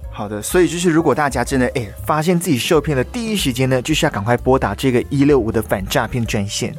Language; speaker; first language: Chinese; native; Chinese